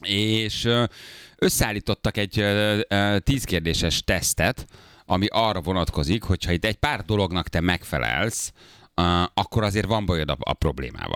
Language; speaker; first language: Hungarian; native; Hungarian